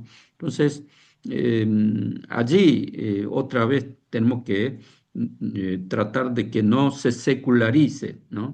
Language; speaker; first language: Spanish; non-native, fluent; Korean